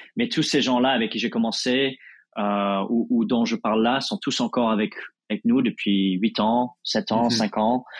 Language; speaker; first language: French; non-native, fluent; English